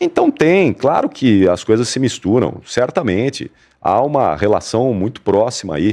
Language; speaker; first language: Portuguese; native; Portuguese